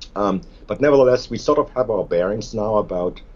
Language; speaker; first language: English; non-native, fluent; German